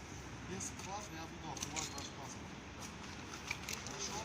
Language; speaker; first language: Russian; non-native, local second language; Tajik